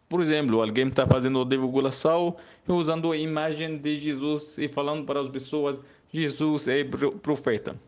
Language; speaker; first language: Portuguese; non-native, learner; Arabic